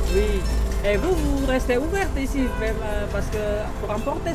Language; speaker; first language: French; non-native, fluent; Indonesian